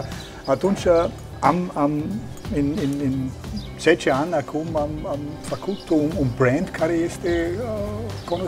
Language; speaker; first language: Romanian; non-native, learner; German